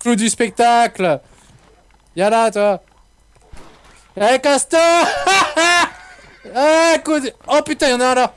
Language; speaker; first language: French; native; French